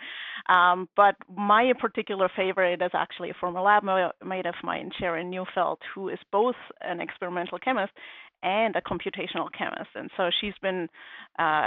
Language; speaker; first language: English; non-native, fluent; German